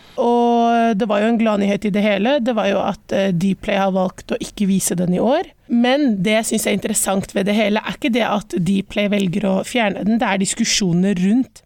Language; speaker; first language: Norwegian; early bilingual, other home language; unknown